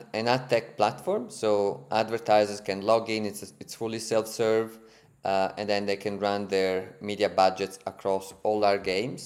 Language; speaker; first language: English; non-native, fluent; Italian